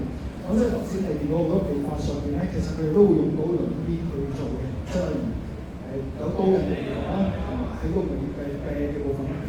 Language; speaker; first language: Cantonese; native; Cantonese